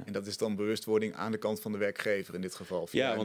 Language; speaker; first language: Dutch; native; Dutch